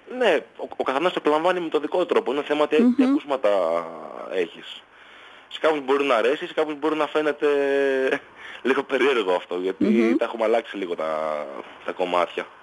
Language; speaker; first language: Greek; native; Greek